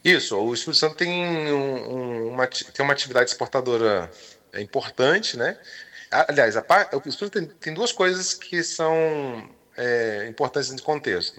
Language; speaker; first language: Portuguese; native; Portuguese